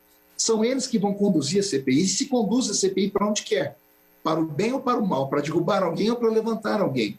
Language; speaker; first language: Portuguese; native; Portuguese